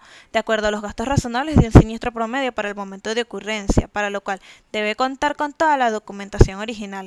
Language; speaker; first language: Spanish; native; Spanish